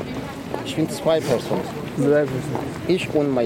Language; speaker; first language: German; non-native, learner; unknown